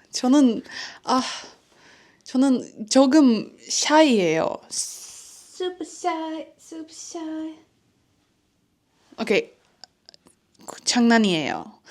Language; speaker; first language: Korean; non-native, learner; Turkish